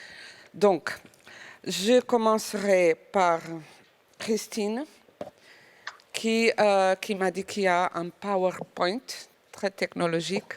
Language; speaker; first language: French; non-native, fluent; Portuguese